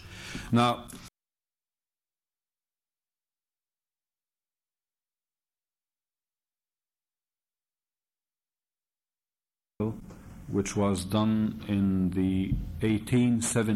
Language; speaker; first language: English; non-native, fluent; Arabic